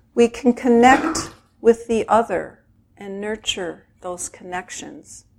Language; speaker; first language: English; native; English